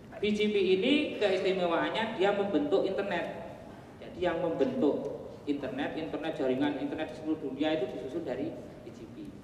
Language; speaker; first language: Indonesian; non-native, local second language; Javanese